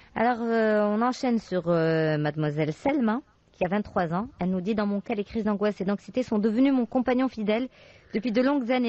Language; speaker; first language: French; non-native, local second language; Arabic